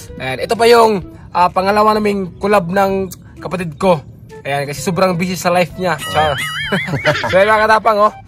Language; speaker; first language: Filipino; non-native, local second language; Cebuano